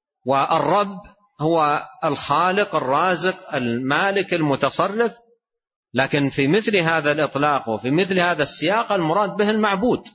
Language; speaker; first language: Arabic; native; Arabic